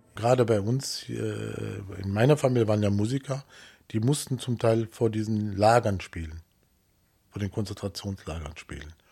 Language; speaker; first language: German; native; German